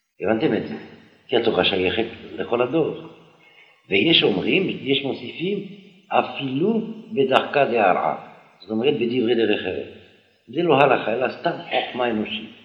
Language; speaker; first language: Hebrew; non-native, fluent; French